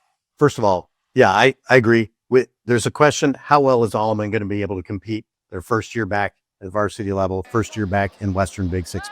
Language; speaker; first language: English; native; English